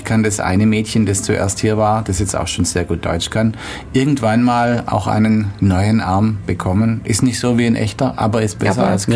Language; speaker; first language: German; native; German